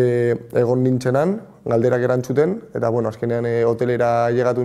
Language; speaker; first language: Basque; non-native, local second language; Spanish